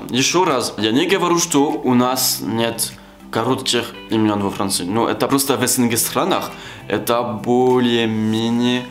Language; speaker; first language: Russian; non-native, fluent; French